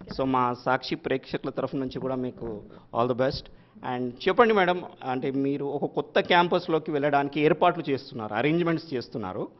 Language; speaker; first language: Telugu; native; Telugu